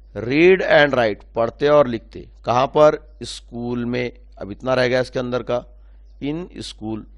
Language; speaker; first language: Urdu; native; Urdu